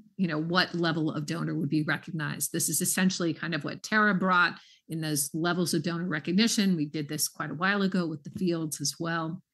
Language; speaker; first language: English; native; English